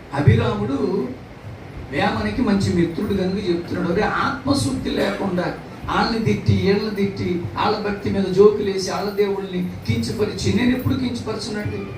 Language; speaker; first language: Telugu; non-native, local second language; Tamil